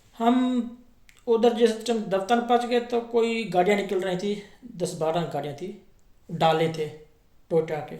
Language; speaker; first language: Urdu; non-native, local second language; Sindhi